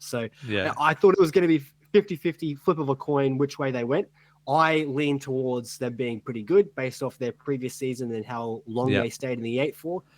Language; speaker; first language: English; native; English